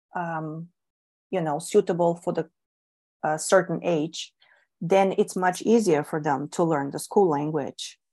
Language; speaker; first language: English; non-native, fluent; Bulgarian